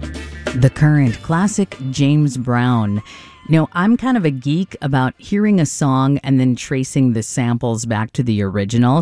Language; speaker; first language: English; native; English